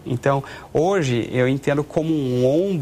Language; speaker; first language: Portuguese; native; Portuguese